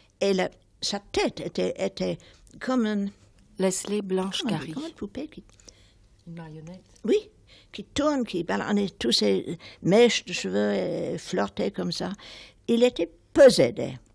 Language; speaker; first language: French; non-native, fluent; English